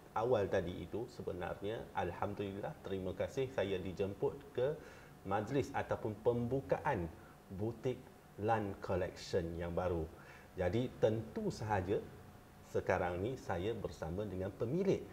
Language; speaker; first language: Malay; non-native, local second language; Chinese